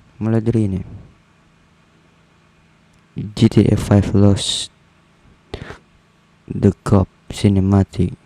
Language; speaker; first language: English; non-native, learner; Indonesian